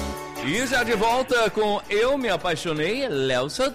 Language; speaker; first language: Portuguese; native; Portuguese